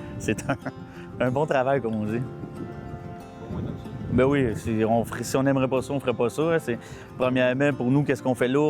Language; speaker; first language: French; native; French